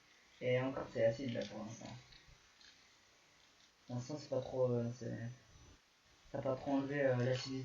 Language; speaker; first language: French; native; French